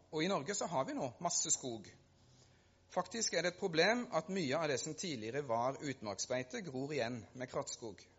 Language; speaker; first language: Norwegian; native; Norwegian